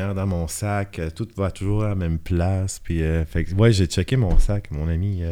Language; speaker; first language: French; native; French